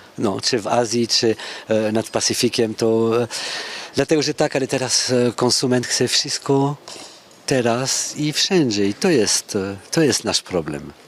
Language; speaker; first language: Polish; non-native, fluent; French